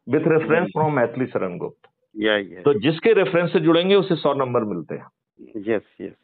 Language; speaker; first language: Hindi; native; Hindi